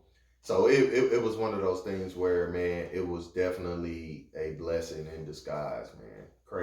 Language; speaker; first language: English; native; English